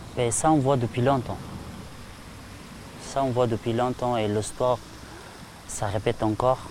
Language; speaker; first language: French; non-native, learner; Persian